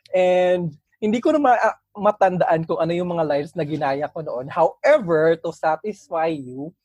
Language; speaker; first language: English; non-native, local second language; Cebuano